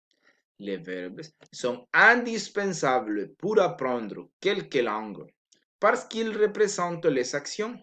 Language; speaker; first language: French; non-native, learner; Spanish